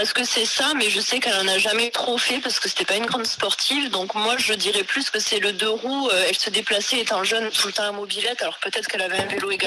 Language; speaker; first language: French; native; French